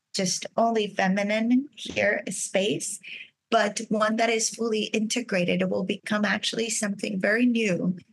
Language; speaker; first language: English; non-native, fluent; Portuguese